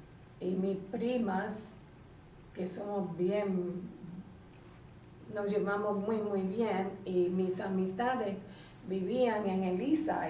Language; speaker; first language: Spanish; early bilingual, heritage; Spanish